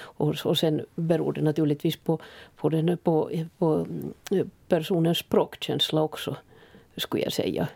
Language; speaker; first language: Swedish; native; Swedish